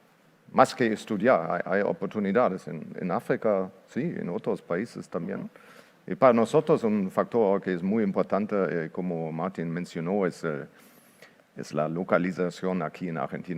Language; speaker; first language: Spanish; non-native, fluent; Portuguese